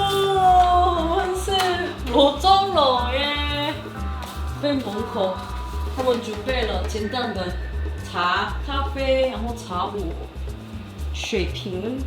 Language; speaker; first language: Chinese; non-native, fluent; Korean